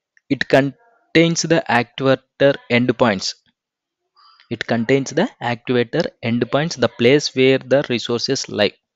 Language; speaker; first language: English; non-native, local second language; Telugu